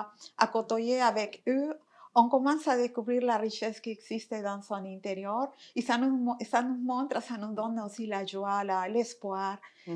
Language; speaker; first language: French; non-native, fluent; Spanish